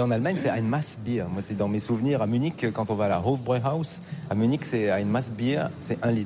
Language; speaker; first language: French; native; French